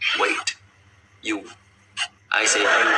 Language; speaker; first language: English; non-native, learner; Chinese